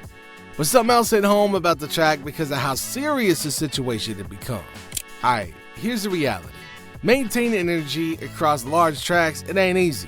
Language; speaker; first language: English; native; English